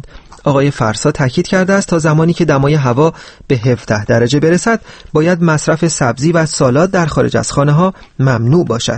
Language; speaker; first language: Persian; native; Persian